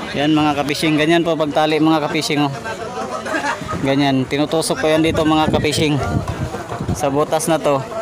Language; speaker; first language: Filipino; native; Filipino